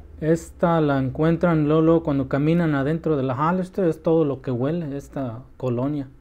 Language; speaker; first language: Spanish; early bilingual, heritage; Spanish